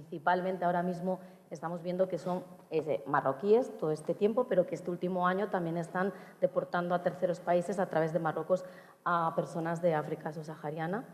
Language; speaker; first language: Spanish; native; Spanish